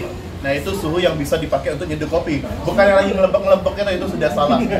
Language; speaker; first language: Indonesian; native; Indonesian